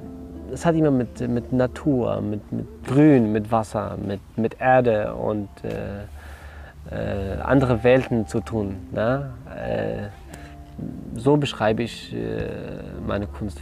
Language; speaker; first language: German; non-native, learner; Kurdish